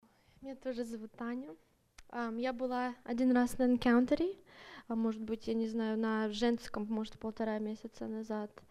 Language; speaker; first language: Russian; early bilingual, heritage; Russian